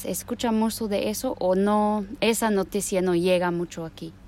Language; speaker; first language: Spanish; non-native, fluent; English